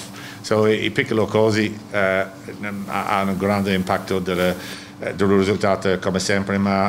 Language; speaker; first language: Italian; non-native, learner; English